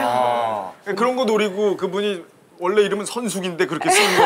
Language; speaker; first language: Korean; native; Korean